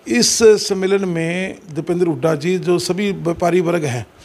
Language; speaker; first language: Hindi; native; Hindi